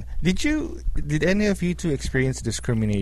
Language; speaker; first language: English; non-native, local second language; Filipino